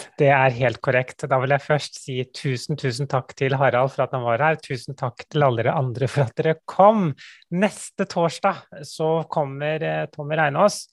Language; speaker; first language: Norwegian; native; Norwegian